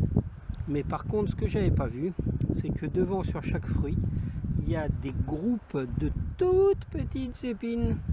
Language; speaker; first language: French; native; French